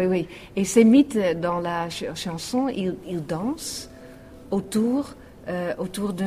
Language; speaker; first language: French; non-native, fluent; Western Frisian